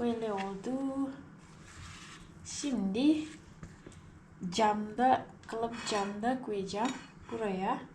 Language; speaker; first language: Turkish; non-native, learner; Indonesian